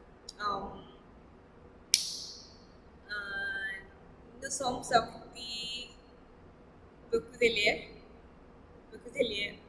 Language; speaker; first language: French; non-native, learner; Spanish